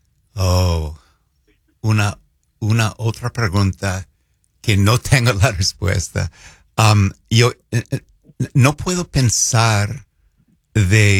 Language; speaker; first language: Spanish; non-native, fluent; English